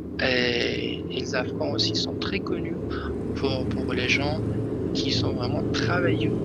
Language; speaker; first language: French; non-native, learner; Persian